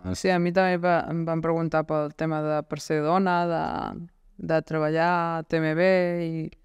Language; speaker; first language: Catalan; early bilingual, other home language; Arabic